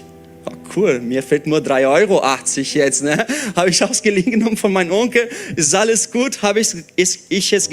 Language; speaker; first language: German; non-native, fluent; Portuguese